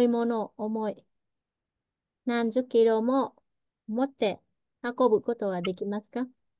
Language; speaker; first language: Japanese; early bilingual, heritage; Vietnamese